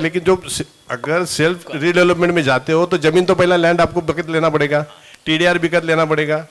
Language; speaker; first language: Hindi; non-native, local second language; Marathi